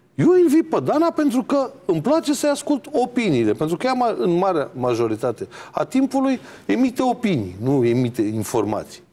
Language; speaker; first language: Romanian; native; Romanian